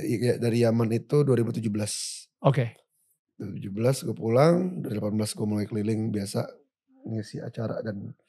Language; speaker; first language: Indonesian; native; Indonesian